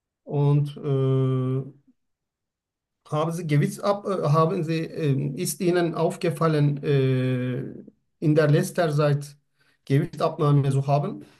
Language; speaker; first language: German; non-native, learner; Turkish